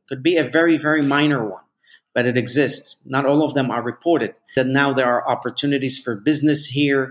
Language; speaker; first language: English; non-native, fluent; Arabic